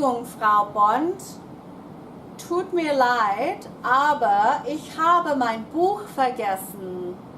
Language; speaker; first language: German; non-native, fluent; English